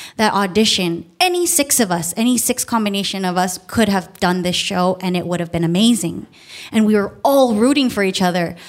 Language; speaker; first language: English; early bilingual, other home language; Filipino